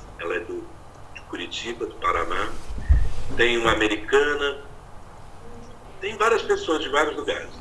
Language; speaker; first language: Portuguese; native; Portuguese